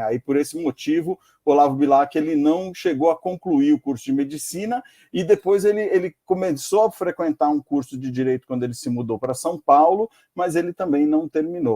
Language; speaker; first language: Portuguese; native; Portuguese